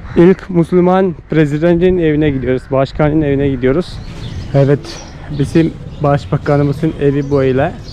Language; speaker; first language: Turkish; non-native, fluent; Malayalam